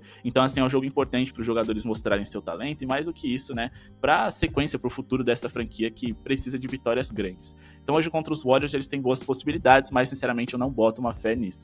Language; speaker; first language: Portuguese; native; Portuguese